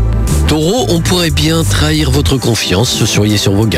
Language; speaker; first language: French; native; French